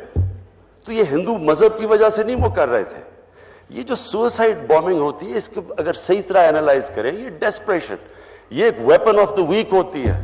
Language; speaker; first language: Urdu; native; Urdu